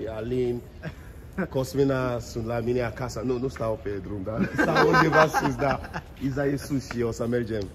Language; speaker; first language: Romanian; non-native, learner; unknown